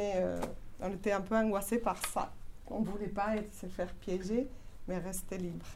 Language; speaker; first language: French; non-native, fluent; Spanish